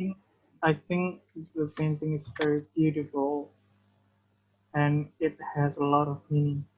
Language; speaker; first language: English; non-native, learner; Indonesian